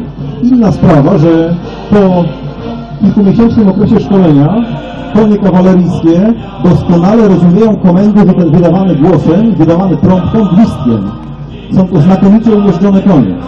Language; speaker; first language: Polish; native; Polish